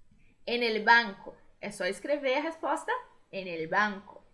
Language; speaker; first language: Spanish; non-native, fluent; Portuguese